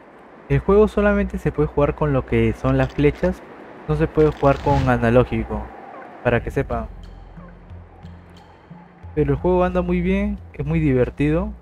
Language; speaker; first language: Spanish; native; Spanish